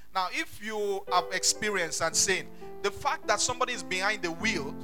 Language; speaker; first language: English; non-native, local second language; Yoruba